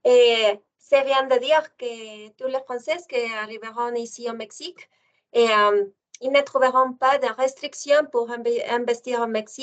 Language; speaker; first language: French; non-native, fluent; Spanish